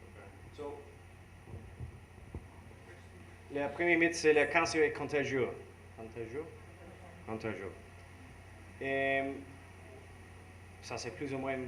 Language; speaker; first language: French; non-native, learner; English